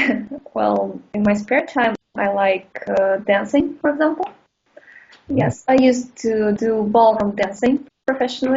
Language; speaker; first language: English; non-native, fluent; Russian